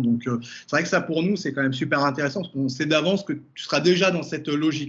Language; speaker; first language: French; native; French